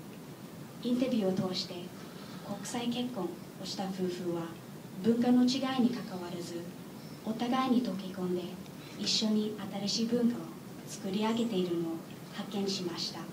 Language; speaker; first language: Japanese; non-native, learner; English